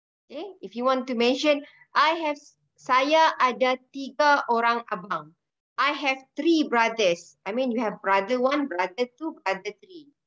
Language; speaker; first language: English; non-native, local second language; Malay